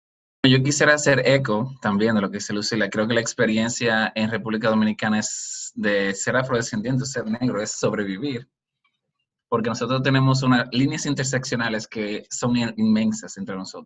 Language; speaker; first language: Spanish; native; Spanish